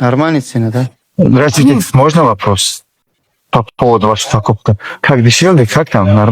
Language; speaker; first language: Russian; non-native, learner; Tajik